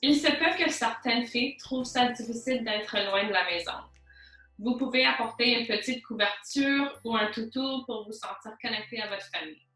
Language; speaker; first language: French; non-native, local second language; English